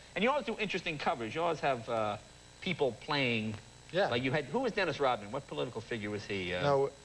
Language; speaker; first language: English; native; English